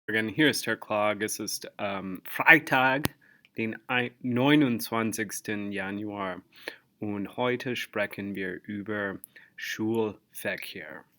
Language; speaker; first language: German; non-native, fluent; English